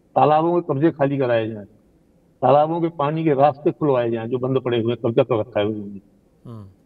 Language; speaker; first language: Hindi; native; Hindi